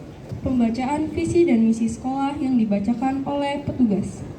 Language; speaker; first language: Indonesian; native; Indonesian